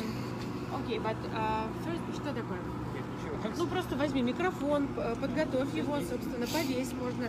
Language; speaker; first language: Russian; native; Russian